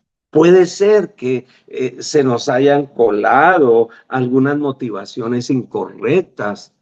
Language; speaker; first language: Spanish; native; Spanish